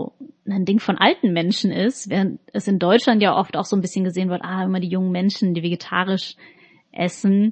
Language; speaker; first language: German; native; German